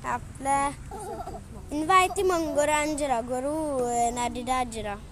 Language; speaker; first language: Oromo; early bilingual, heritage; Oromo